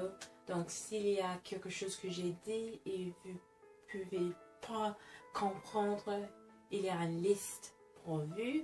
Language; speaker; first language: French; non-native, fluent; English